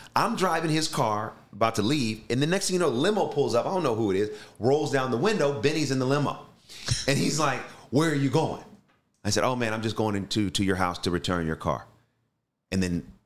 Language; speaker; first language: English; native; English